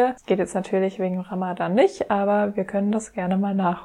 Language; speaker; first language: German; native; German